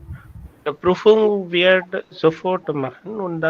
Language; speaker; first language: German; non-native, learner; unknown